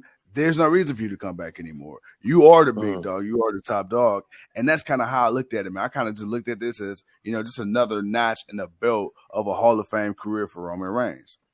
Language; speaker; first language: English; native; English